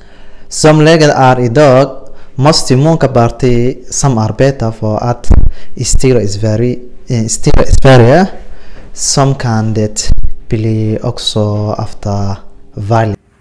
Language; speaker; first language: Swedish; non-native, learner; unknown